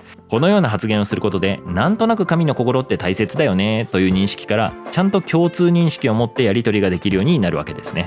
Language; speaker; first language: Japanese; native; Japanese